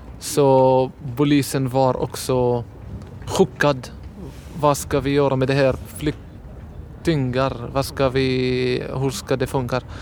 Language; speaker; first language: Swedish; non-native, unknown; Arabic